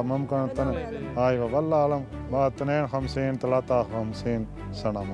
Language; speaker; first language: Arabic; non-native, learner; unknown